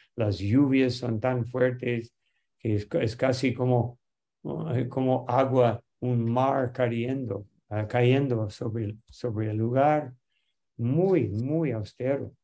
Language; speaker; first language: Spanish; non-native, fluent; English